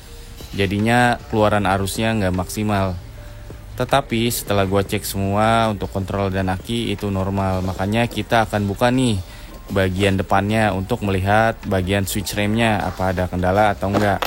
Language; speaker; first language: Indonesian; native; Indonesian